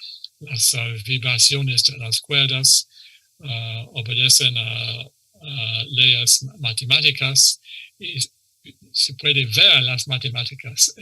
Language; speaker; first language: Spanish; non-native, fluent; English